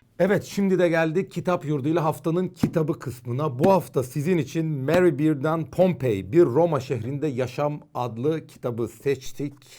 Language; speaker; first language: Turkish; native; Turkish